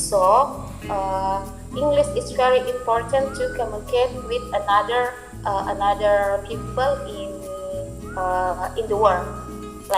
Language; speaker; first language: English; non-native, learner; Indonesian